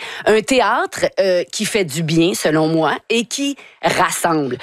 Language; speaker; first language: French; native; French